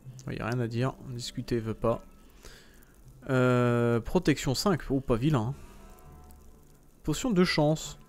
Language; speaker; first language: French; native; French